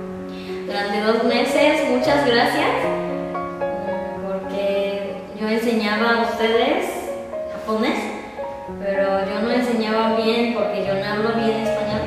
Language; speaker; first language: Spanish; non-native, learner; Japanese